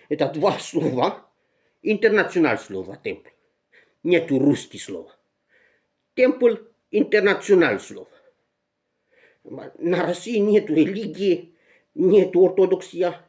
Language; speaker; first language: Russian; non-native, learner; Romanian